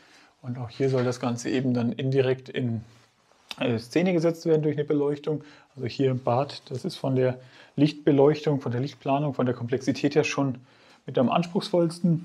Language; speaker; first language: German; native; German